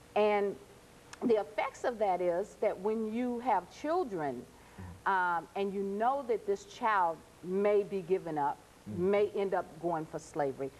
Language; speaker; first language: English; native; English